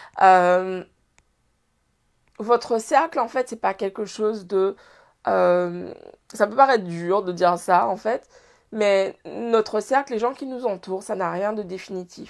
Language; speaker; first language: French; native; French